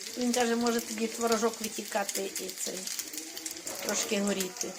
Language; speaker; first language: Ukrainian; native; Ukrainian